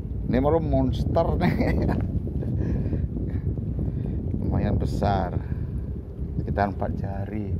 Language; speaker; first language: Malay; non-native, local second language; Balinese